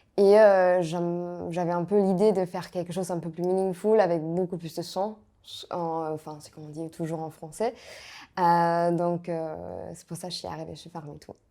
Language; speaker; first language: French; non-native, fluent; German